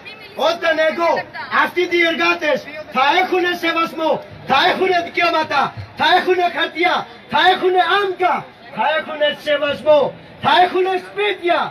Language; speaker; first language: Greek; non-native, fluent; Urdu